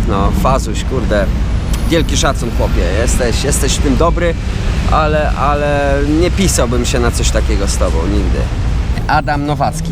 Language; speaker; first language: Polish; native; Polish